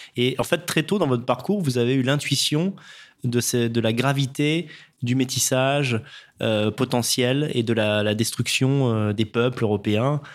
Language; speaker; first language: French; native; French